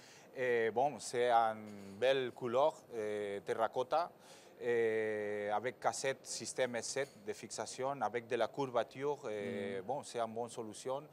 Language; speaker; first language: French; non-native, fluent; Spanish